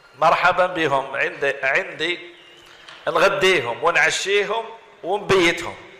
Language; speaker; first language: Arabic; native; Arabic